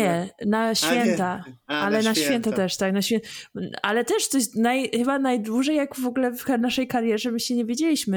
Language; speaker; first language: Polish; early bilingual, heritage; English